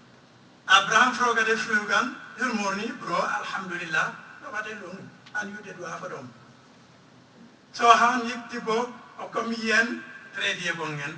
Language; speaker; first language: Swedish; non-native, fluent; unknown